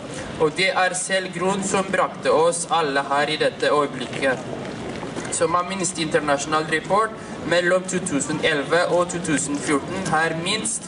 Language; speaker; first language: Norwegian; non-native, fluent; Oromo